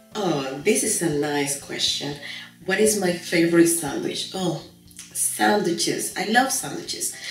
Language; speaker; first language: English; non-native, fluent; Spanish